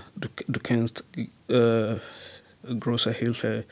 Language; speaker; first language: German; non-native, learner; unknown